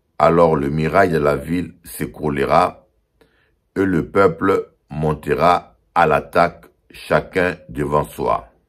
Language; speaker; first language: French; non-native, local second language; Lingala